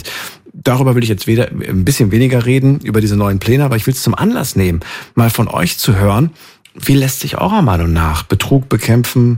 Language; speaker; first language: German; native; German